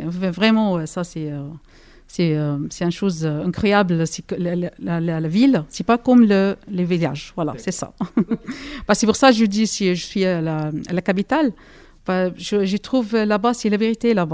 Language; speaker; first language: French; non-native, learner; Arabic